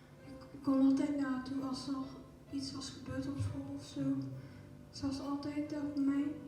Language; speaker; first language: Dutch; early bilingual, other home language; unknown